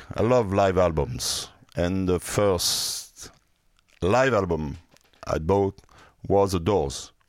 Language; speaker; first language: English; non-native, fluent; French